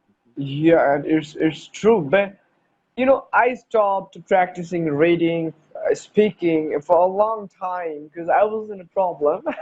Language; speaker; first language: English; non-native, learner; Bangla